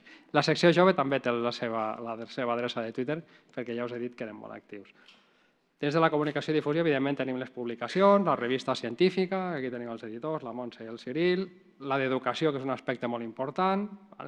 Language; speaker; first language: Catalan; native; Catalan